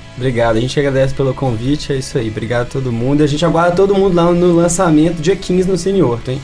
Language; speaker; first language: Portuguese; native; Portuguese